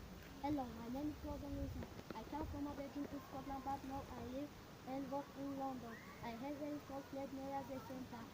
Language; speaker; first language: English; non-native, learner; Tajik